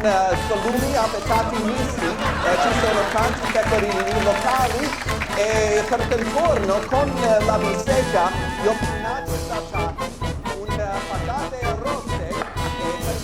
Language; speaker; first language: Italian; non-native, fluent; English